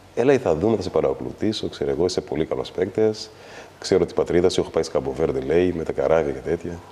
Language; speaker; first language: Greek; non-native, fluent; Kabuverdianu